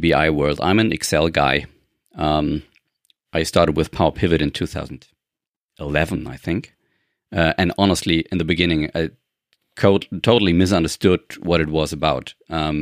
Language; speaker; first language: English; non-native, fluent; German